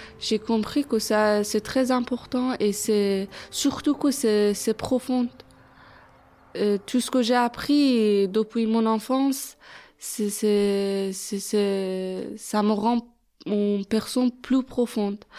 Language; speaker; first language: French; non-native, fluent; Persian